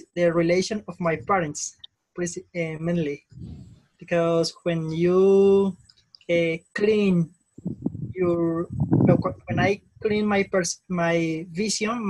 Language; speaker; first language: English; non-native, learner; Spanish